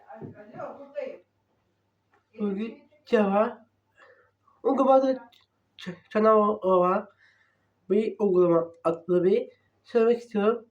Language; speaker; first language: Turkish; non-native, learner; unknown